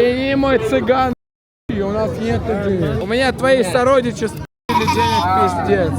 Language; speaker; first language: Russian; native; Russian